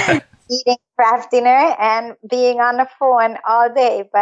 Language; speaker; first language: English; non-native, fluent; Hungarian